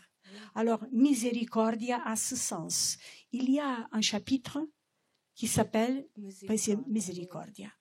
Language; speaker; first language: French; non-native, fluent; Portuguese